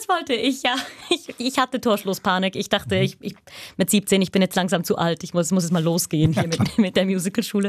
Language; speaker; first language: German; native; German